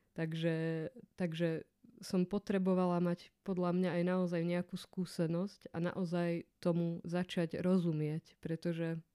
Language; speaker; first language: Slovak; native; Slovak